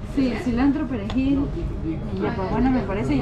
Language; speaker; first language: Spanish; native; Spanish